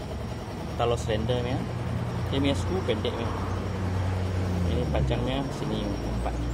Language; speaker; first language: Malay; non-native, local second language; Chinese